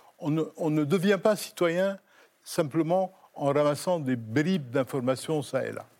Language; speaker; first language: French; non-native, local second language; Arabic